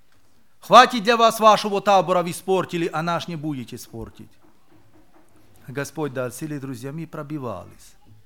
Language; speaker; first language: Russian; non-native, local second language; Romany